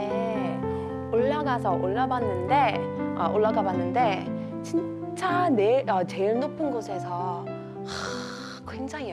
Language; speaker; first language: Korean; non-native, learner; English